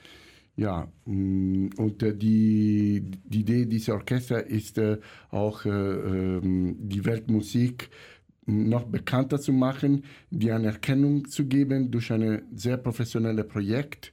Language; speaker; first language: German; non-native, fluent; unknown